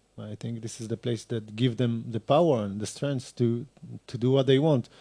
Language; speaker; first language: English; non-native, fluent; Hebrew